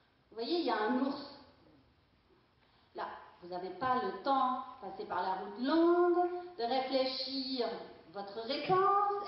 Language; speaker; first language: French; non-native, fluent; German